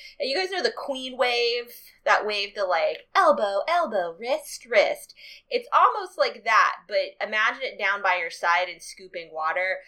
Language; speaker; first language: English; native; English